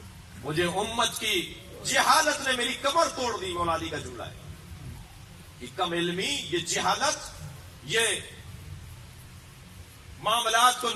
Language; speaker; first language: Urdu; native; Urdu